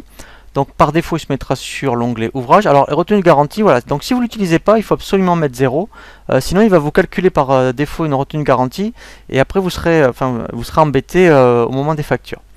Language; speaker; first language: French; native; French